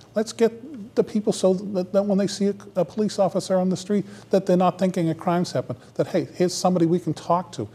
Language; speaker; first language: English; native; English